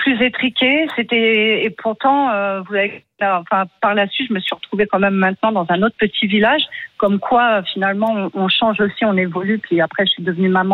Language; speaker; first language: French; native; French